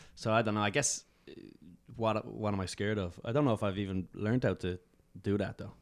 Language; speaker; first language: English; native; English